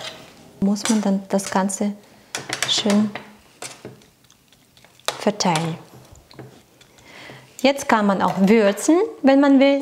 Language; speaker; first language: German; non-native, fluent; Russian